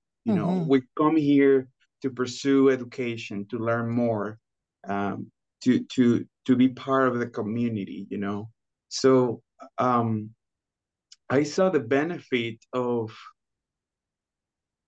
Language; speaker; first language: English; non-native, fluent; Spanish